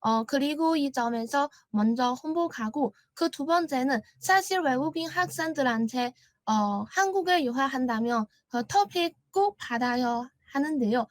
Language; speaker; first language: Korean; non-native, learner; Chinese